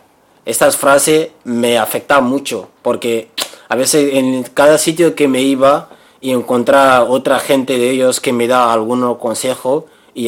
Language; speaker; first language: Spanish; non-native, learner; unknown